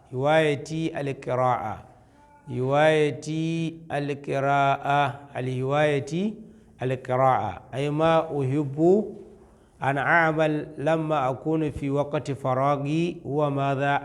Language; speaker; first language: Arabic; non-native, fluent; Hausa